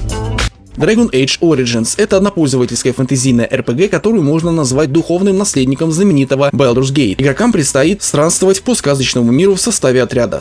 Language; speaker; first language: Russian; native; Russian